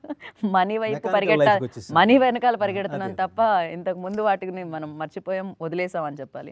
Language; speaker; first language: Telugu; native; Telugu